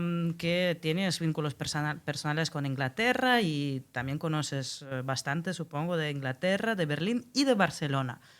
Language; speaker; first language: Spanish; non-native, fluent; Russian